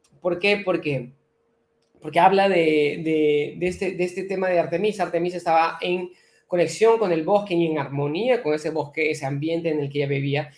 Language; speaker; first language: Spanish; native; Spanish